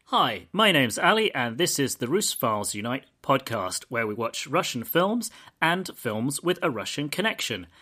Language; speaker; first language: English; native; English